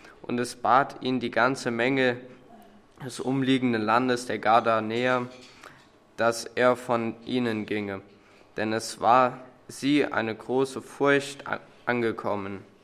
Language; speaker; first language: German; non-native, fluent; Serbian